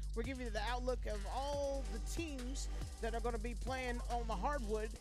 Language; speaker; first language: English; native; English